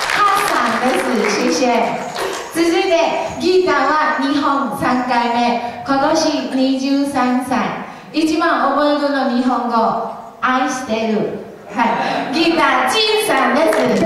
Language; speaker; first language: Japanese; non-native, learner; Chinese